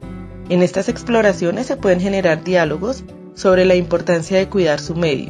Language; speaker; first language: Spanish; native; Spanish